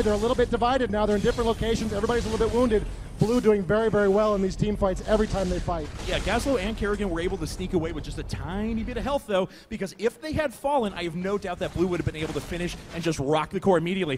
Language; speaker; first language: English; native; English